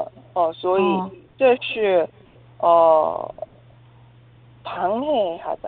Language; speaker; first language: Chinese; non-native, learner; Korean